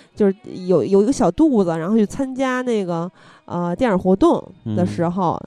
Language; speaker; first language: Chinese; native; Chinese